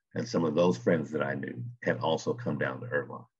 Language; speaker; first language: English; native; English